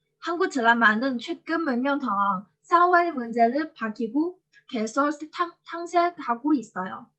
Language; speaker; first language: Korean; non-native, learner; Chinese